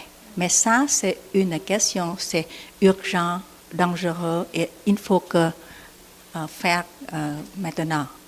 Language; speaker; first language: French; non-native, learner; Vietnamese